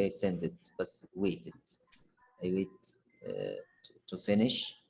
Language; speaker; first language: English; non-native, fluent; Arabic